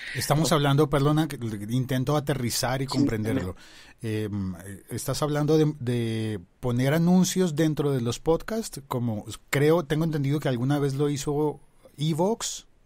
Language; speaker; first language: Spanish; native; Spanish